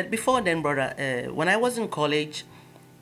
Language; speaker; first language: English; non-native, local second language; Igbo